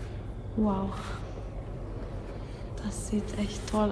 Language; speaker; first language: German; non-native, learner; Ukrainian